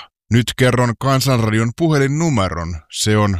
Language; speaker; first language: Finnish; native; Finnish